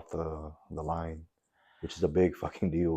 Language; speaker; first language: English; native; English